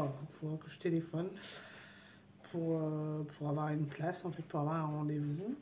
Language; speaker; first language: French; native; French